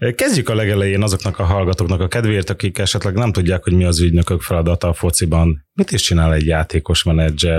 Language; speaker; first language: Hungarian; native; Hungarian